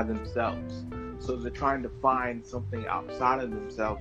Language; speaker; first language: English; native; English